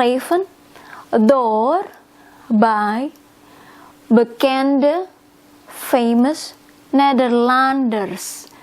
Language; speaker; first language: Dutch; non-native, learner; Indonesian